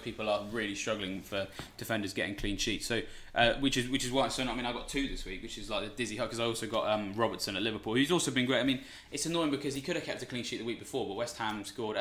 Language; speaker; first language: English; native; English